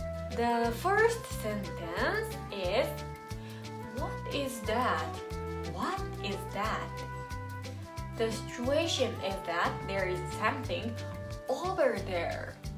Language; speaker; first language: English; non-native, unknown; Japanese